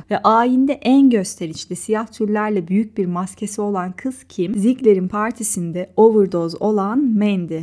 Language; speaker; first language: Turkish; native; Turkish